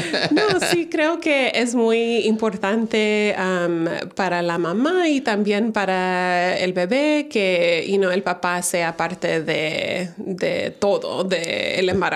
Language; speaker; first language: Spanish; early bilingual, heritage; Spanish